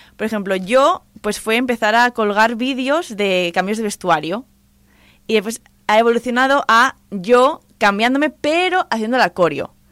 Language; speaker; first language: Spanish; non-native, local second language; Catalan